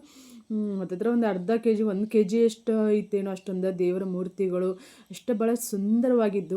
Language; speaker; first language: Kannada; native; Kannada